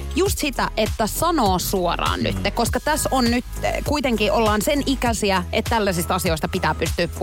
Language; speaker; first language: Finnish; native; Finnish